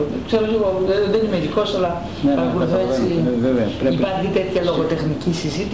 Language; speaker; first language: Greek; native; Greek